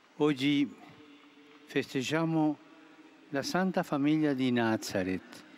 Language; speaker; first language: Italian; non-native, fluent; Spanish